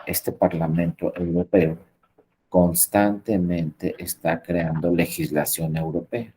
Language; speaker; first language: Spanish; native; Spanish